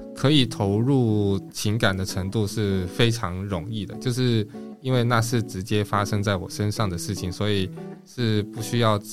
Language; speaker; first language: Chinese; non-native, local second language; Japanese